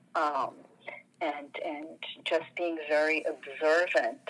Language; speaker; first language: English; non-native, fluent; French